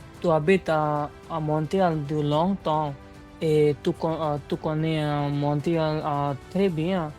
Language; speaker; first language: French; non-native, learner; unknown